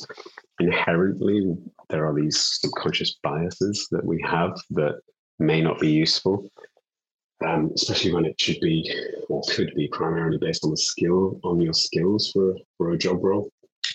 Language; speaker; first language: English; native; English